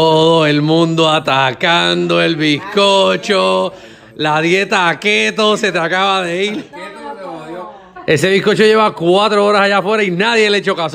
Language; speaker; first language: Spanish; native; Spanish